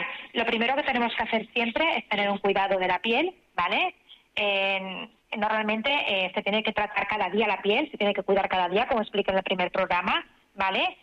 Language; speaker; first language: Spanish; native; Spanish